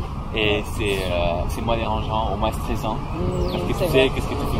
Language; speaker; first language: French; non-native, fluent; Spanish